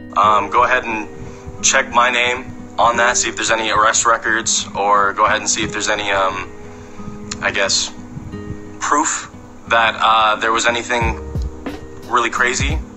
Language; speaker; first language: English; native; English